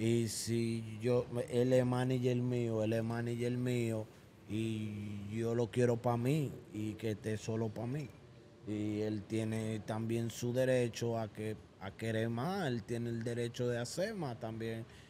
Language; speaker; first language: Spanish; native; Spanish